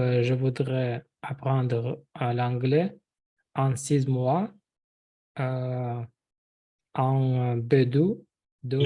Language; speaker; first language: French; non-native, learner; Russian